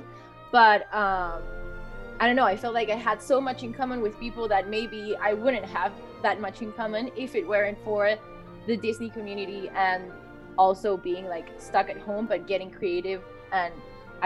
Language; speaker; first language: English; non-native, fluent; Spanish